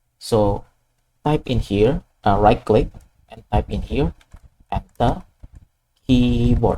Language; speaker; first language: English; non-native, fluent; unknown